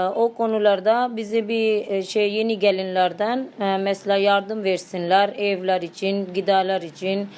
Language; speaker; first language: Turkish; non-native, learner; Urdu